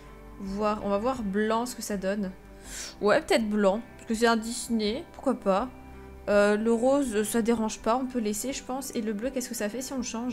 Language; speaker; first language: French; native; French